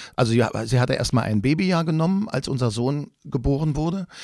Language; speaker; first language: German; native; German